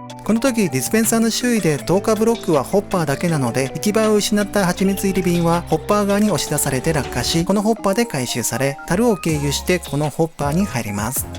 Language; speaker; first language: Japanese; native; Japanese